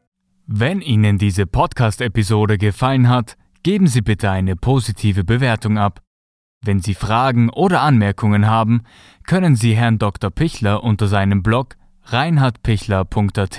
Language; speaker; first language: German; native; German